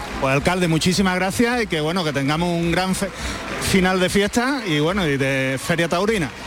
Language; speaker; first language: Spanish; native; Spanish